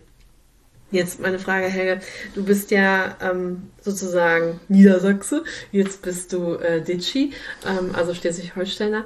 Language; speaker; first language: German; native; German